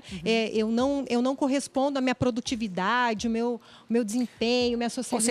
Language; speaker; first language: Portuguese; native; Portuguese